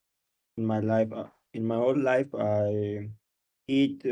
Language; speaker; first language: English; non-native, learner; Portuguese